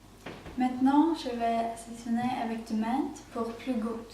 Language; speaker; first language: French; non-native, learner; Swedish